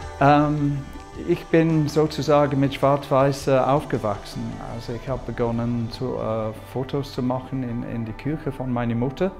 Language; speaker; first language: German; non-native, fluent; English